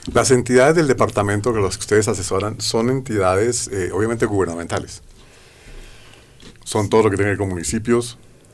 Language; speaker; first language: Spanish; native; Spanish